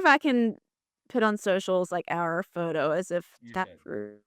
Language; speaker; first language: English; native; English